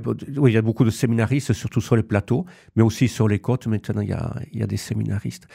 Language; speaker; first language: French; native; French